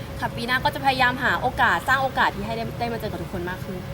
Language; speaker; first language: Thai; native; Thai